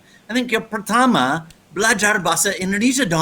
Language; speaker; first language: Indonesian; non-native, fluent; English